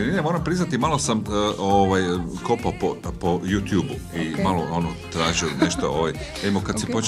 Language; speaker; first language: Croatian; native; Croatian